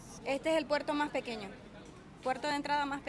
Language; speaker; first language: Spanish; native; Spanish